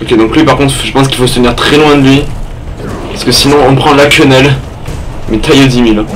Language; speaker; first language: French; native; French